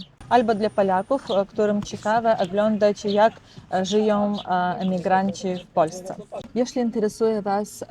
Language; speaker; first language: Polish; non-native, learner; Russian